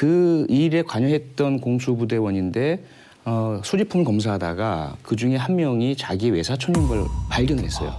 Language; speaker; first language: Korean; native; Korean